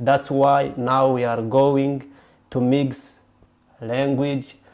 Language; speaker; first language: English; non-native, local second language; Rundi